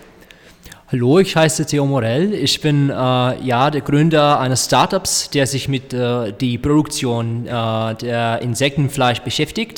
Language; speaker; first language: German; non-native, learner; Czech